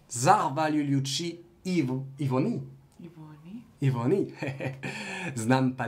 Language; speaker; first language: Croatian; non-native, learner; French